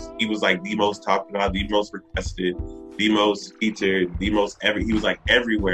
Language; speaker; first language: English; native; English